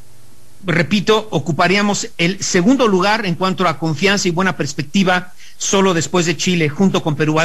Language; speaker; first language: Spanish; native; Spanish